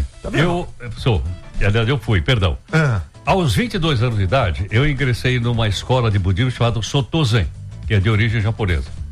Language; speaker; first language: Portuguese; native; Portuguese